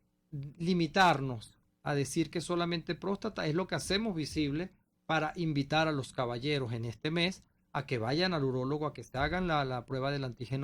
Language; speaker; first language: Spanish; native; Spanish